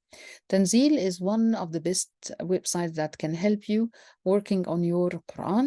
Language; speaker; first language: English; non-native, fluent; Arabic